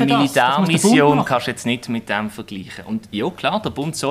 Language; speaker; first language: German; native; German